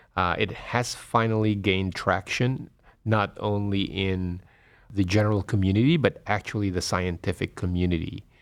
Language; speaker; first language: English; non-native, local second language; Filipino